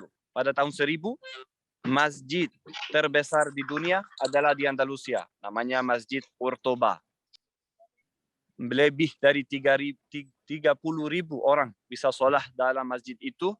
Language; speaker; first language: Indonesian; non-native, fluent; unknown